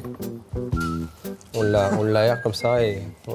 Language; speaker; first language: French; native; French